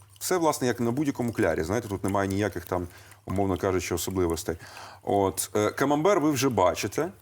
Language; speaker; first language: Ukrainian; native; Ukrainian